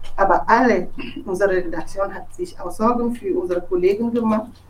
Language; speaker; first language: German; non-native, fluent; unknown